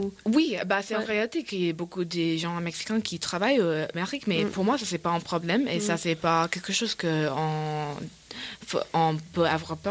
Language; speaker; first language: French; non-native, learner; English